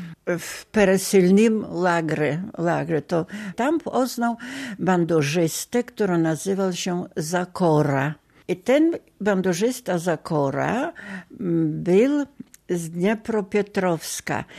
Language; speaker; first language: Polish; non-native, local second language; Ukrainian